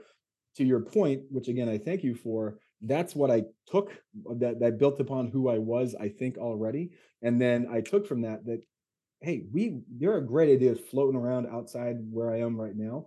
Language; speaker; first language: English; native; English